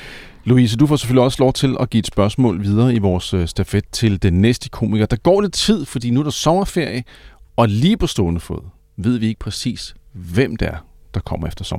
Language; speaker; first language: Danish; native; Danish